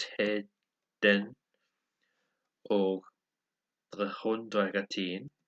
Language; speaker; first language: Danish; non-native, learner; English